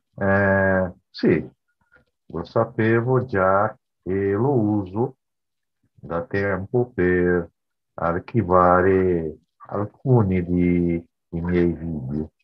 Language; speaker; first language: Italian; non-native, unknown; Portuguese